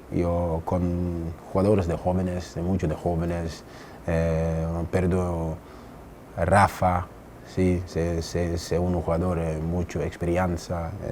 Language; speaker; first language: Spanish; non-native, learner; English